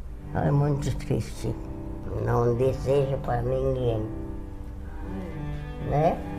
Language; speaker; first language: Portuguese; non-native, fluent; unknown